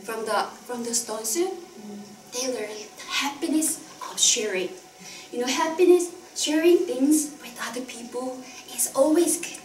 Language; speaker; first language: English; non-native, fluent; Korean